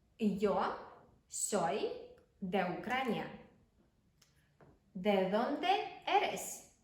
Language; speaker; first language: Spanish; non-native, fluent; Ukrainian